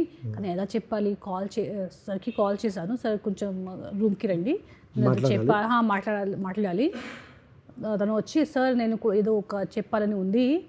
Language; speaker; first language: Telugu; non-native, learner; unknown